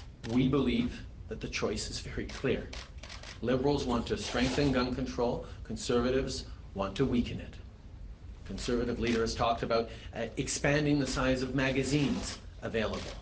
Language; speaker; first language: English; early bilingual, other home language; French